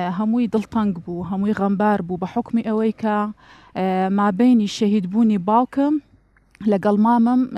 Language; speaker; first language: Central Kurdish; native; Central Kurdish